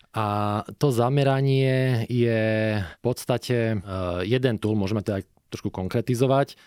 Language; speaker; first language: Slovak; native; Slovak